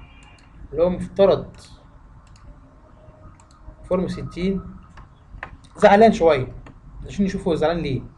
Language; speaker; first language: Arabic; native; Arabic